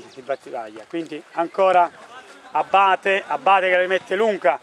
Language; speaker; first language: Italian; native; Italian